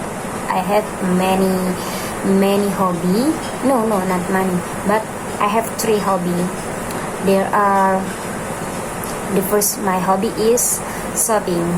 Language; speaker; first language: English; non-native, learner; Indonesian